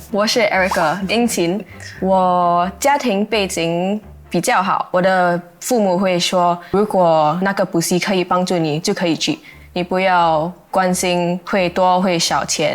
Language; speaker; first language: Chinese; non-native, local second language; English